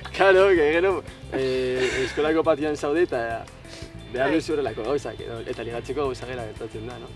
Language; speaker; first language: Basque; non-native, local second language; Spanish